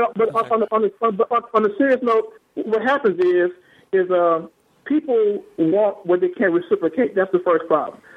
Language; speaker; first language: English; native; English